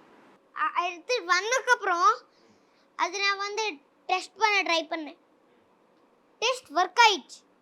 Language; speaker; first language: Tamil; non-native, local second language; Tulu